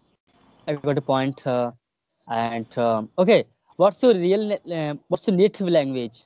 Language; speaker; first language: English; non-native, learner; Hindi